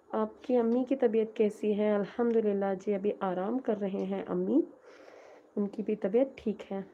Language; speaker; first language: Hindi; non-native, local second language; Urdu